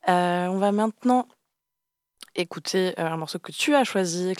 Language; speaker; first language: French; native; French